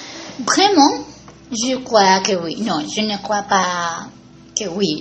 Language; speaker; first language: French; non-native, learner; Spanish